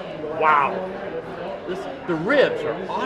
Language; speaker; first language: English; native; English